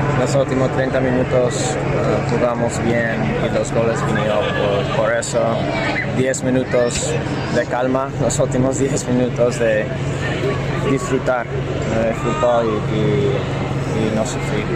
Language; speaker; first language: Spanish; non-native, learner; English